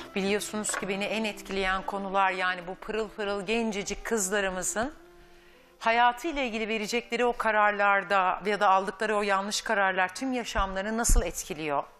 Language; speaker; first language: Turkish; native; Turkish